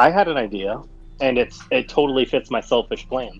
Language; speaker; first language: English; native; English